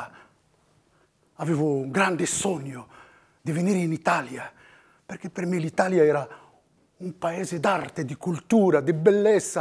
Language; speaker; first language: Italian; non-native, fluent; Riffian